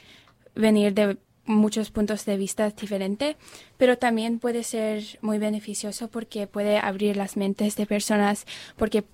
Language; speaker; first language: Spanish; non-native, learner; English